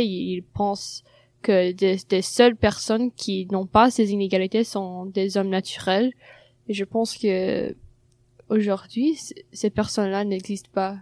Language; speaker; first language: French; non-native, fluent; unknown